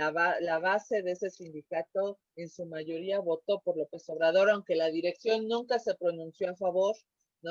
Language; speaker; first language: Spanish; native; Spanish